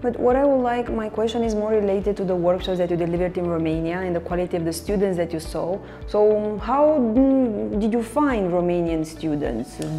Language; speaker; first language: English; non-native, fluent; Romanian